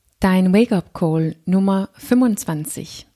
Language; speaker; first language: German; non-native, fluent; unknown